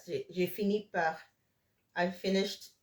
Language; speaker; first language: French; non-native, fluent; English